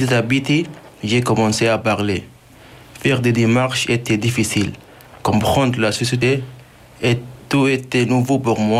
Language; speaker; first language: French; non-native, learner; Arabic